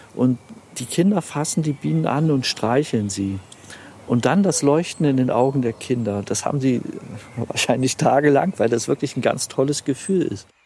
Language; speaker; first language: German; native; German